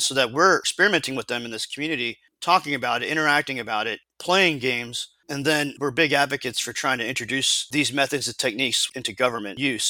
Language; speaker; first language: English; native; English